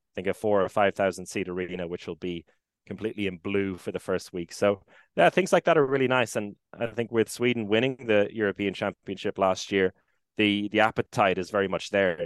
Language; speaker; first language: English; native; English